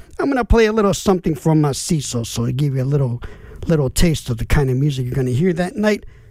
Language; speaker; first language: English; early bilingual, other home language; Spanish